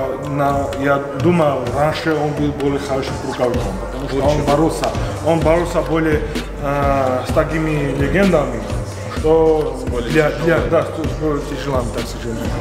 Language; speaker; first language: Russian; non-native, fluent; Georgian